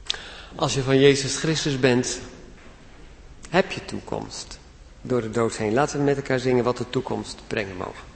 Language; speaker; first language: Dutch; native; Dutch